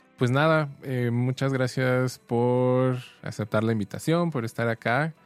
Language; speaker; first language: Spanish; native; Spanish